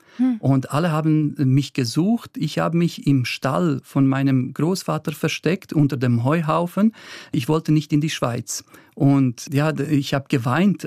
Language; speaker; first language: German; early bilingual, other home language; Bosnian